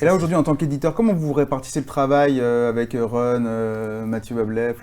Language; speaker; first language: French; native; French